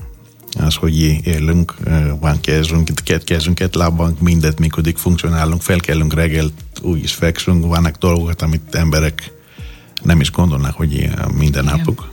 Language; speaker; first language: Hungarian; non-native, learner; Greek